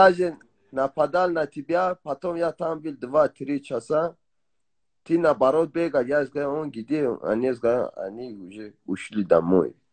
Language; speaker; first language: Russian; non-native, learner; Persian